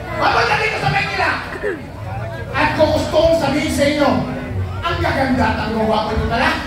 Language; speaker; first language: Filipino; non-native, local second language; Iloko